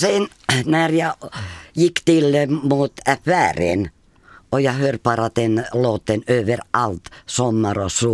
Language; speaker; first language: Swedish; non-native, fluent; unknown